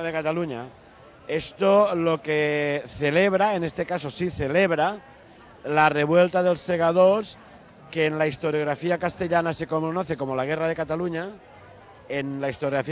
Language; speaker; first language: Spanish; non-native, local second language; Catalan